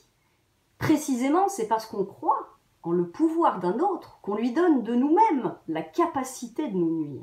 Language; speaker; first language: French; native; French